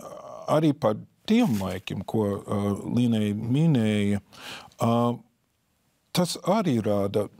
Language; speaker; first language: Latvian; non-native, fluent; English